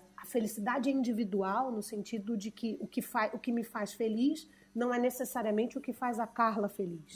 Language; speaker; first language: Portuguese; native; Portuguese